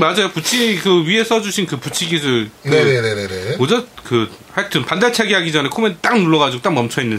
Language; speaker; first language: Korean; native; Korean